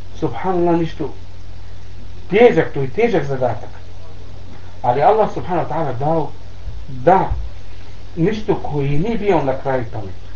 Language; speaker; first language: Bosnian; non-native, learner; Arabic